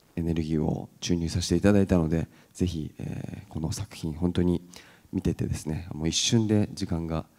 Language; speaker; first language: Japanese; native; Japanese